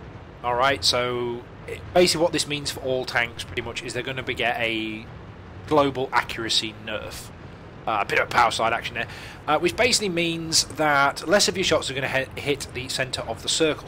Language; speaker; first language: English; native; English